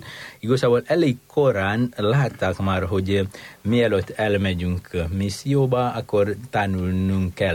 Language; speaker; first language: Hungarian; non-native, fluent; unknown